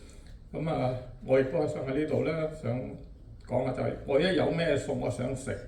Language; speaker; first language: Cantonese; native; Cantonese